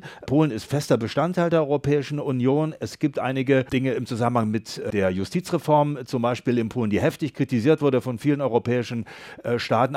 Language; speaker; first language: German; native; German